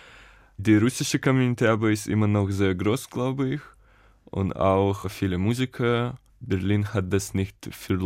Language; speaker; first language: German; non-native, fluent; Russian